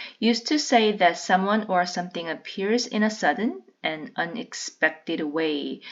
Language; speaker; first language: English; non-native, fluent; Korean